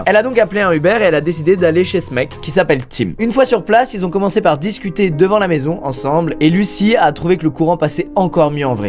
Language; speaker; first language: French; native; French